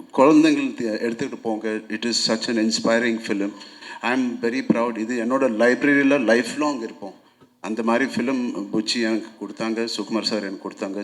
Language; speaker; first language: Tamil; non-native, local second language; Telugu